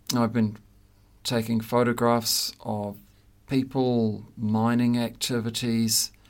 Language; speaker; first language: English; native; English